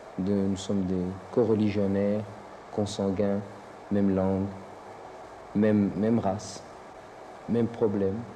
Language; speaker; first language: French; non-native, local second language; Arabic